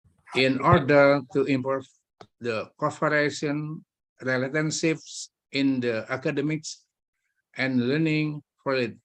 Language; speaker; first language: English; non-native, fluent; Indonesian